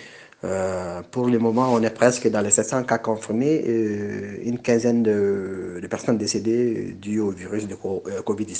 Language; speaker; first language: French; non-native, local second language; Bambara